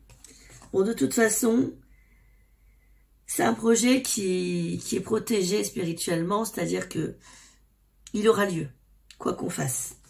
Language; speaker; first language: French; native; French